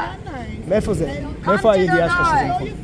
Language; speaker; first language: Hebrew; native; Hebrew